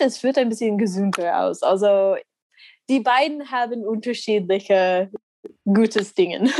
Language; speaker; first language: German; non-native, learner; English